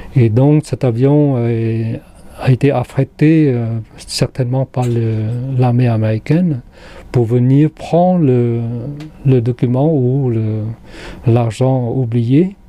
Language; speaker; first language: French; non-native, local second language; Khmer